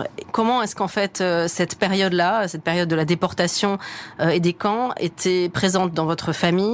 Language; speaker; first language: French; native; French